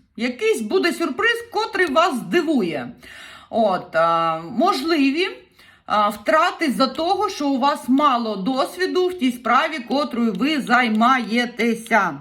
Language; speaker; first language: Ukrainian; non-native, local second language; Russian